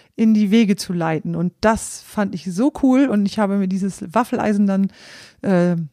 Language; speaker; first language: German; native; German